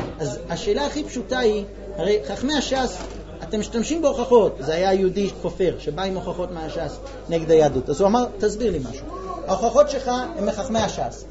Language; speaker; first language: Hebrew; non-native, fluent; English